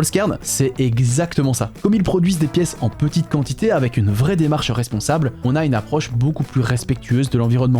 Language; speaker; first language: French; native; French